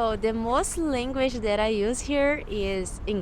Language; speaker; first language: English; non-native, fluent; Portuguese